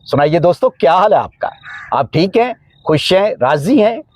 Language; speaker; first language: Urdu; non-native, local second language; Punjabi